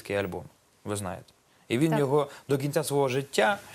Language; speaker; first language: Ukrainian; native; Ukrainian